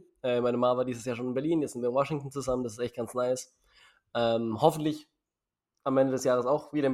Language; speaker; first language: German; native; German